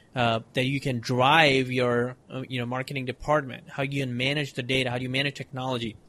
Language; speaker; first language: English; non-native, local second language; Hindi